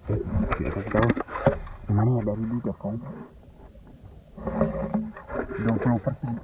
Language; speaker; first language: Indonesian; non-native, fluent; English